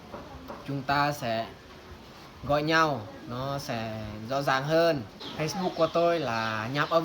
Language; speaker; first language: Vietnamese; non-native, fluent; Lao